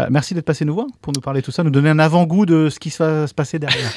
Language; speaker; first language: French; native; French